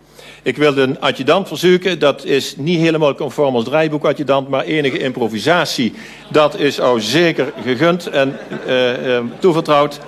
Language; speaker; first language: Dutch; native; Dutch